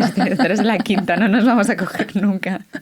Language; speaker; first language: Spanish; native; Spanish